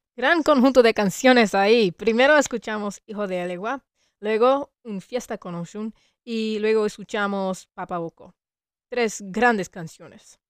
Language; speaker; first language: Spanish; non-native, learner; English